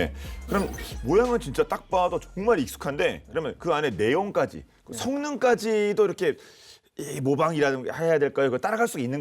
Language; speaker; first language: Korean; native; Korean